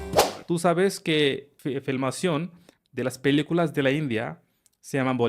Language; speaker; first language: Spanish; non-native, fluent; Hindi